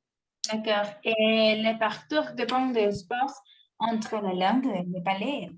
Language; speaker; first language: French; non-native, learner; Spanish